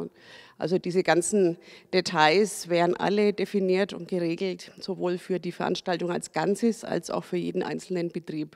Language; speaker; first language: German; native; German